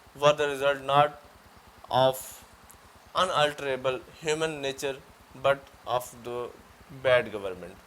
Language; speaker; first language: English; non-native, local second language; Urdu